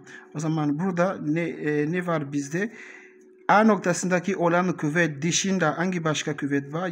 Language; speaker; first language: Turkish; non-native, learner; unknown